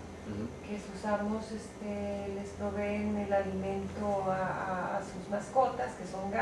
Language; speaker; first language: Spanish; native; Spanish